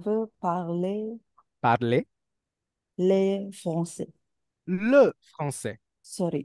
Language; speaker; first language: French; non-native, learner; Indonesian